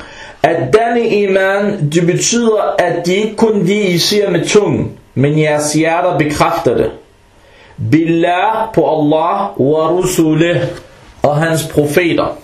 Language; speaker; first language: Danish; non-native, fluent; Arabic